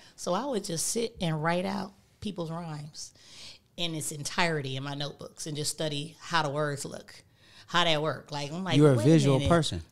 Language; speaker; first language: English; native; English